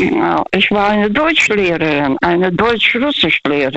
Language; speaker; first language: German; non-native, fluent; Russian